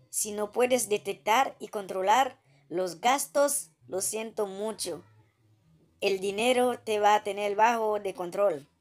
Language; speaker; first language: Spanish; non-native, fluent; Haitian Creole